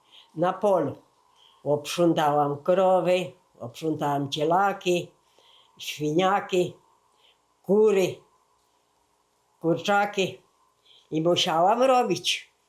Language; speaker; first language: Polish; early bilingual, heritage; Polish